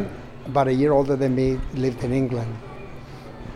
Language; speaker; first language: English; non-native, fluent; Italian